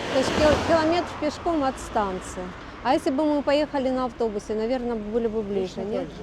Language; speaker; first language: Russian; native; Russian